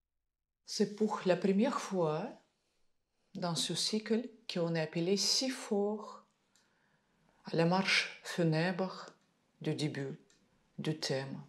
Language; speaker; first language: French; non-native, fluent; Russian